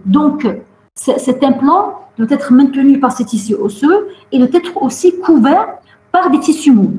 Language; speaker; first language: French; non-native, local second language; Arabic